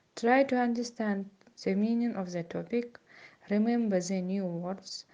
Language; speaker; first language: English; non-native, fluent; Kazakh